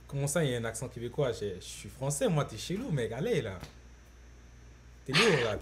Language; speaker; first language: French; native; French